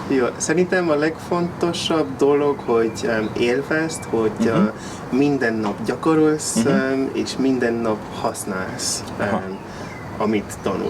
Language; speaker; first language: Hungarian; non-native, learner; English